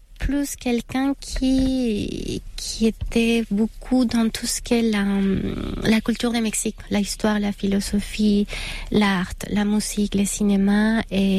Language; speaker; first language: French; non-native, fluent; Spanish